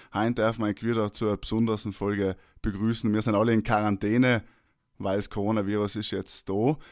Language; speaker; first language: German; native; German